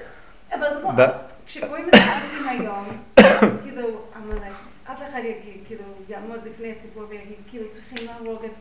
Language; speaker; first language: Hebrew; non-native, fluent; English